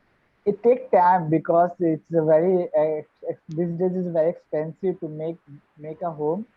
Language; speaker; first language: English; non-native, learner; Hindi